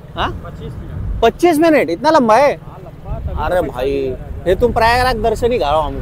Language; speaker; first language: Hindi; non-native, local second language; Marathi